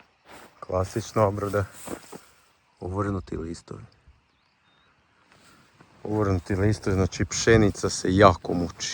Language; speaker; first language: Croatian; native; Croatian